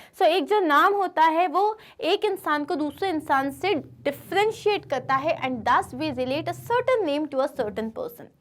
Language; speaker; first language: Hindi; non-native, local second language; Telugu